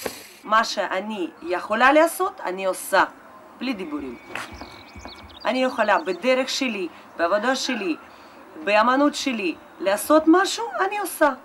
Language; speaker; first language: Hebrew; non-native, learner; Russian